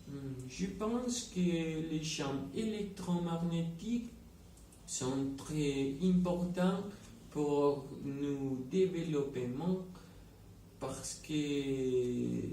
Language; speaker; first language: French; non-native, learner; Spanish